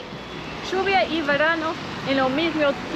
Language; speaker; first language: Spanish; non-native, learner; English